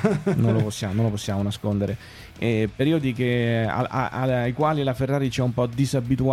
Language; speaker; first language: Italian; native; Italian